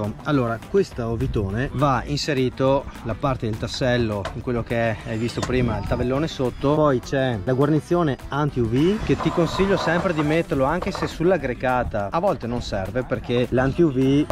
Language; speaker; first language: Italian; native; Italian